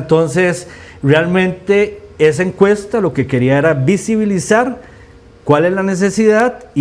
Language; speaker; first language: Spanish; native; Spanish